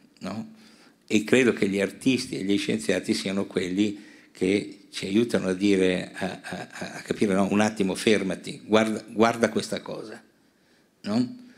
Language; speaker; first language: Italian; native; Italian